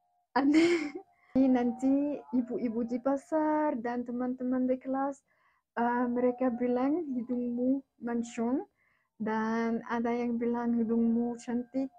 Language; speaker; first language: Indonesian; non-native, fluent; Arabic